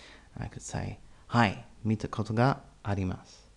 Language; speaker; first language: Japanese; non-native, fluent; English